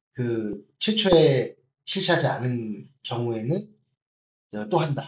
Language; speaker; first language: Korean; native; Korean